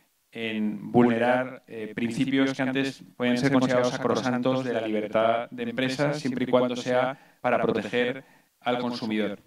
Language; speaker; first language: Spanish; native; Spanish